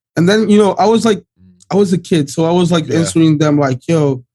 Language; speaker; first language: English; early bilingual, other home language; Portuguese